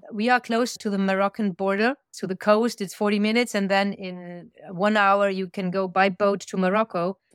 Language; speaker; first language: English; non-native, fluent; German